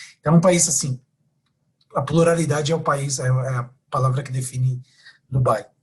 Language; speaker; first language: Portuguese; native; Portuguese